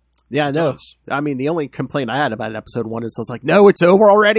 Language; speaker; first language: English; native; English